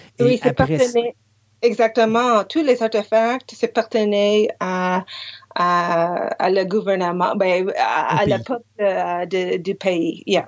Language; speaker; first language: French; non-native, fluent; English